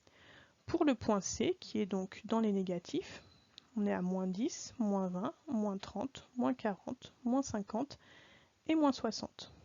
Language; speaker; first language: French; native; French